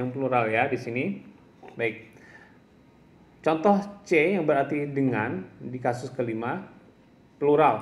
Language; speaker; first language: Indonesian; non-native, local second language; Javanese